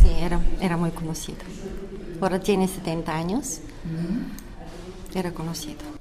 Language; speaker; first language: Spanish; non-native, learner; Bulgarian